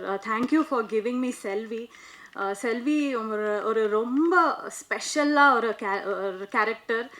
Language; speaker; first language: Tamil; non-native, local second language; Kannada